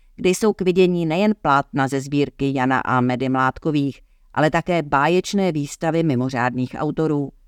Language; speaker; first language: Czech; native; Czech